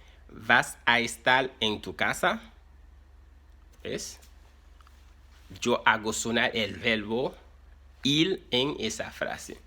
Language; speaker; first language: Spanish; non-native, fluent; Haitian Creole